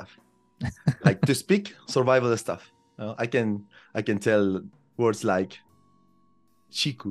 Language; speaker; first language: English; non-native, fluent; Spanish